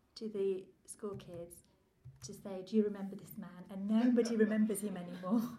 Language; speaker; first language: English; native; English